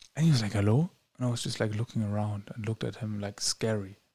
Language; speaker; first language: English; non-native, fluent; German